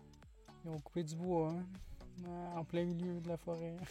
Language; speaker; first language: French; native; French